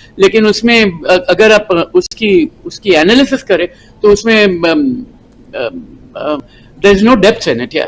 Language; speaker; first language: Hindi; non-native, local second language; Gujarati